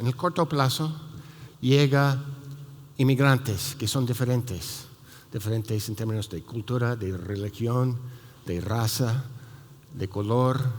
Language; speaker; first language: Spanish; non-native, fluent; English